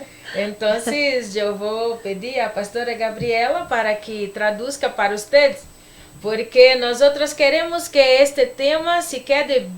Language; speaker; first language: Spanish; non-native, learner; Portuguese